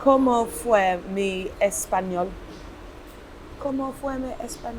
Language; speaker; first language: Spanish; non-native, learner; English